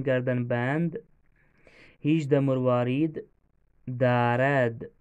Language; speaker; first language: Persian; non-native, fluent; Urdu